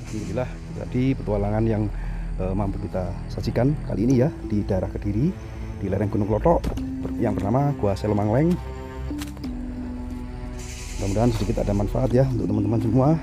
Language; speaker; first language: Indonesian; native; Indonesian